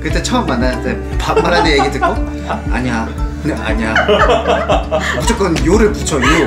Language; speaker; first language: Korean; native; Korean